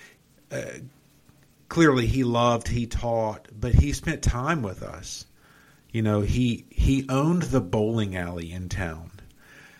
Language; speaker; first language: English; native; English